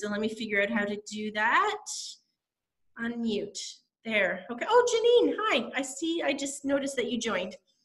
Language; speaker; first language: English; native; English